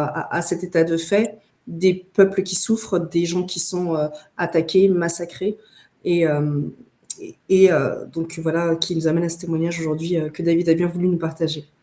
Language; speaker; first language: French; native; French